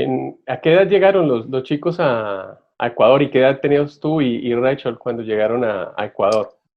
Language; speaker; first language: Spanish; native; Spanish